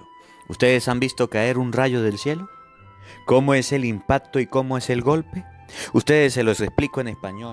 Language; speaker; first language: Spanish; native; Spanish